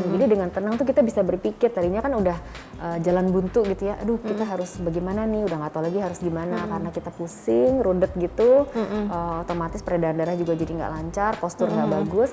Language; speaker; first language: Indonesian; native; Indonesian